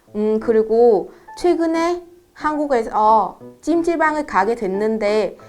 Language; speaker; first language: Korean; non-native, fluent; Vietnamese